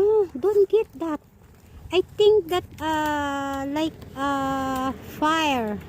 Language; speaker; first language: English; non-native, learner; Filipino